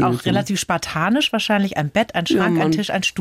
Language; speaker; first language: German; native; German